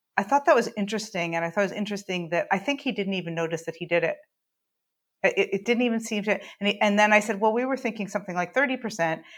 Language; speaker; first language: English; native; English